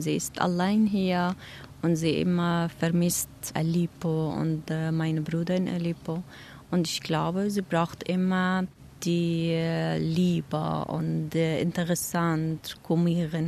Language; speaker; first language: German; non-native, learner; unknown